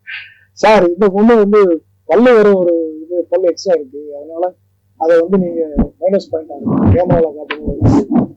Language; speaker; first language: Tamil; native; Tamil